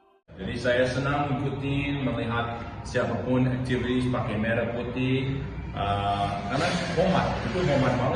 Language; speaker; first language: Indonesian; non-native, learner; English